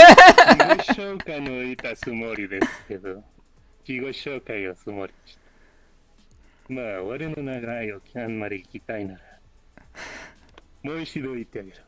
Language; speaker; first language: Japanese; non-native, learner; English